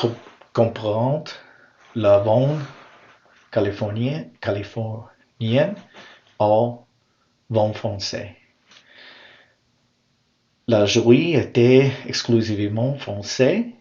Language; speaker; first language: French; non-native, learner; English